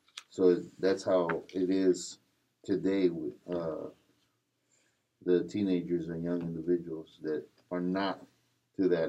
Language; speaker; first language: English; native; English